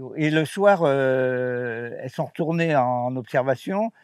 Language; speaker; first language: French; native; French